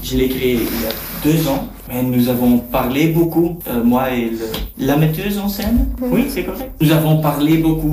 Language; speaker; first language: French; non-native, learner; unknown